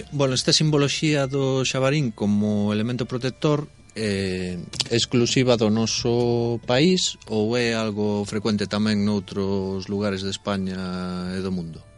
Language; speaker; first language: Galician; native; Galician